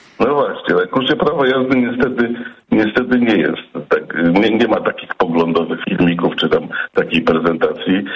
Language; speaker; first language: Polish; native; Polish